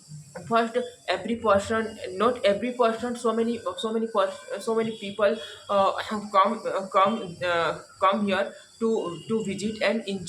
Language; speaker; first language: English; non-native, learner; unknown